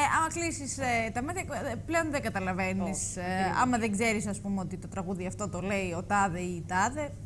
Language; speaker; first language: Greek; native; Greek